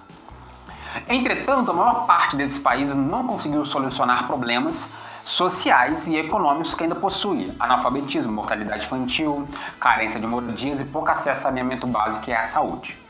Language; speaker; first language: Portuguese; native; Portuguese